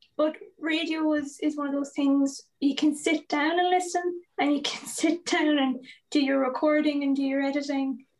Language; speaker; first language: English; native; English